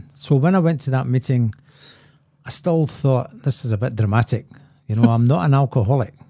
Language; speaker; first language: English; native; English